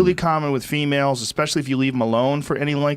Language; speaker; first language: English; native; English